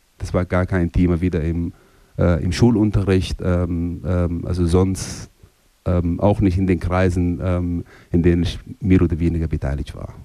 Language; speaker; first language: German; non-native, fluent; Arabic